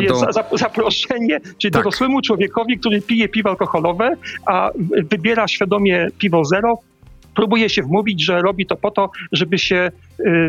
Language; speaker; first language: Polish; native; Polish